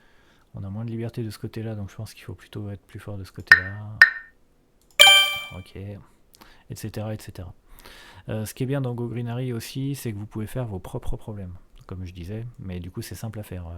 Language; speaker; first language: French; native; French